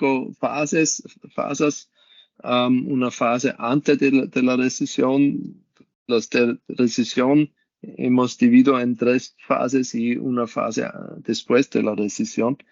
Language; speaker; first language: Spanish; non-native, learner; German